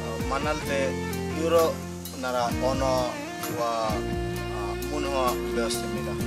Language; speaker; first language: Korean; non-native, learner; Bangla